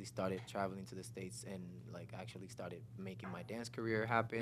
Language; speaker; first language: English; non-native, fluent; Spanish